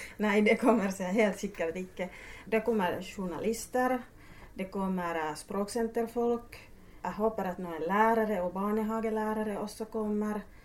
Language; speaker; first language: Swedish; non-native, local second language; Finnish